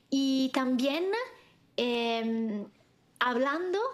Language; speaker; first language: Spanish; non-native, learner; Italian